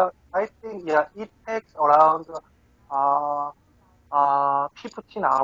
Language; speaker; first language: English; non-native, learner; Korean